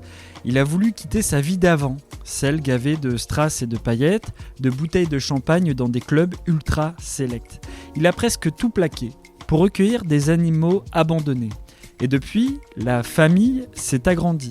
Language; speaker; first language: French; native; French